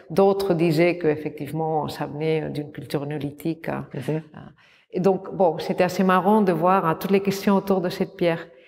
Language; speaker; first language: French; non-native, fluent; Catalan